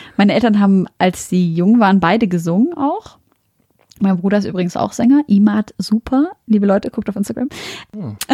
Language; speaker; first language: German; early bilingual, other home language; Arabic